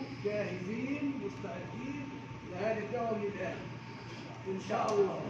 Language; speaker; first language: Arabic; non-native, learner; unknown